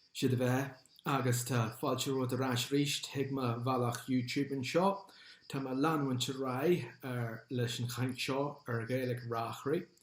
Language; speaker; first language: Irish; non-native, local second language; English